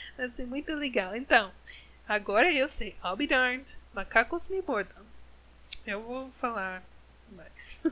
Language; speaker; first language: Portuguese; non-native, learner; English